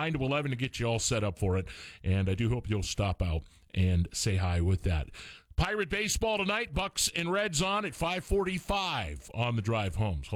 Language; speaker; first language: English; native; English